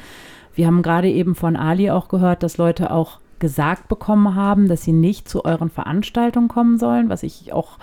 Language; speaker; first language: German; native; German